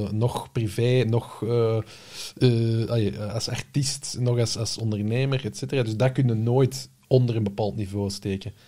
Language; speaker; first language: Dutch; native; Dutch